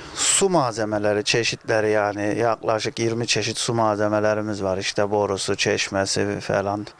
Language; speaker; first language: Turkish; native; Turkish